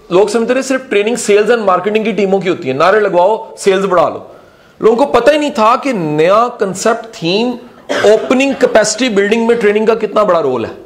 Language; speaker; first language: Urdu; non-native, local second language; Punjabi